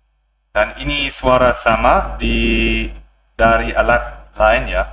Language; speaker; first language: Indonesian; non-native, learner; English